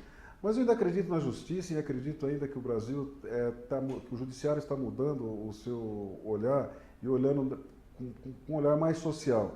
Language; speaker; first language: Portuguese; native; Portuguese